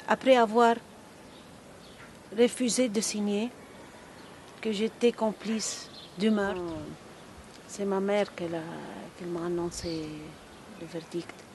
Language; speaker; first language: French; non-native, local second language; Arabic